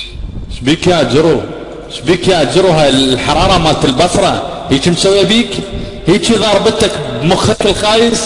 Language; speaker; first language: Arabic; native; Arabic